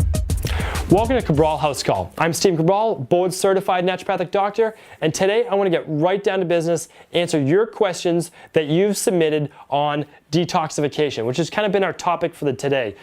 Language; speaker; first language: English; native; English